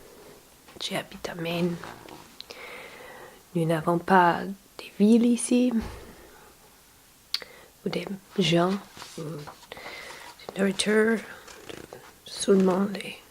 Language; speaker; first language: French; non-native, learner; English